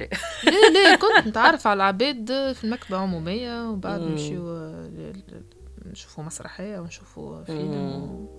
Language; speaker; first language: Arabic; native; Arabic